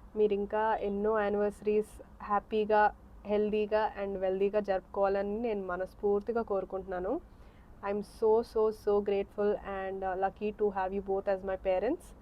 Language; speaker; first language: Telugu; early bilingual, heritage; Telugu